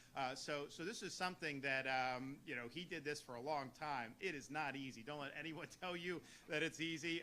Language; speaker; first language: English; native; English